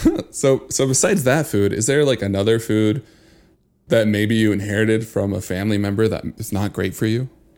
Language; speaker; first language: English; early bilingual, other home language; Spanish